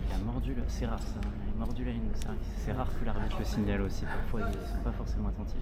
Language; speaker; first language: French; native; French